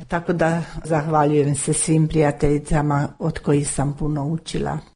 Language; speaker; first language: Croatian; early bilingual, heritage; Croatian